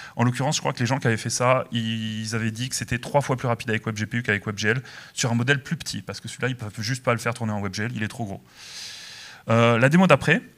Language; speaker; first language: French; native; French